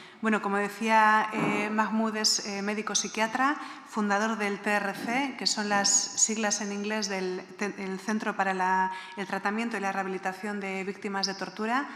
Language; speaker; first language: Spanish; non-native, local second language; Basque